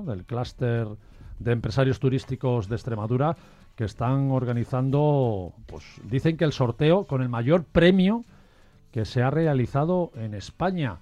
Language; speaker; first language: Spanish; native; Spanish